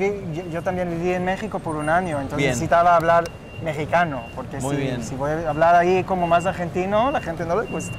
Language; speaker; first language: Spanish; non-native, fluent; Hebrew